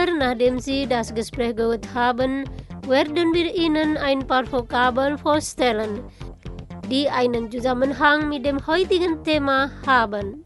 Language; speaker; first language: German; non-native, fluent; Indonesian